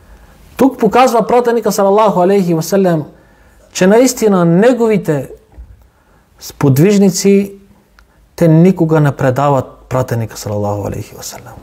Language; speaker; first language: Bulgarian; non-native, local second language; Turkish